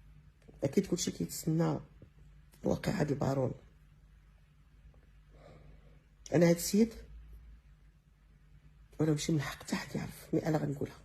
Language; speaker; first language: Arabic; native; Arabic